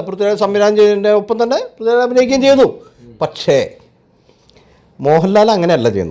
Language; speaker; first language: Malayalam; native; Malayalam